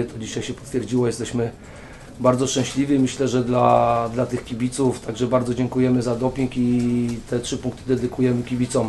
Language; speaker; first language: Polish; native; Polish